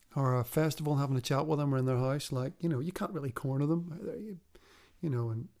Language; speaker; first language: English; native; English